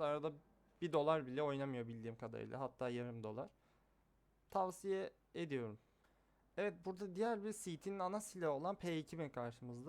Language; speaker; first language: Turkish; native; Turkish